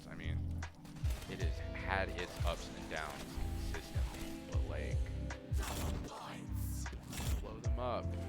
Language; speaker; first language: English; native; English